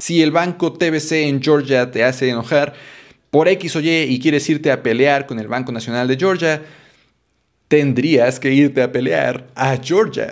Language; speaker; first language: Spanish; native; Spanish